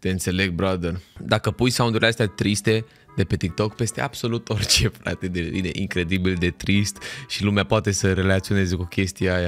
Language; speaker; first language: Romanian; native; Romanian